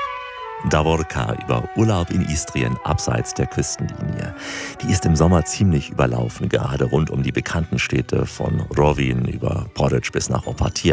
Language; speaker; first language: German; native; German